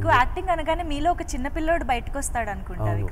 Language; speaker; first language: Telugu; native; Telugu